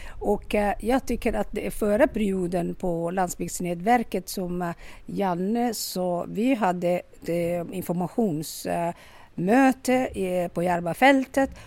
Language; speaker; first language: Swedish; non-native, local second language; Somali